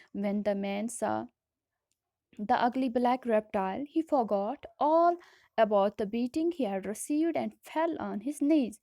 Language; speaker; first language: English; non-native, local second language; Hindi